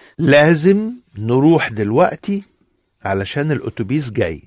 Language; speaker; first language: Arabic; non-native, learner; English